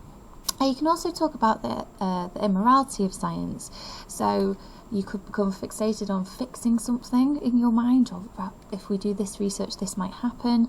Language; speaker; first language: English; native; English